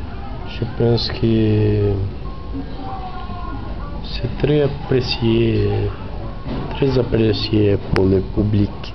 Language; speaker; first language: French; non-native, learner; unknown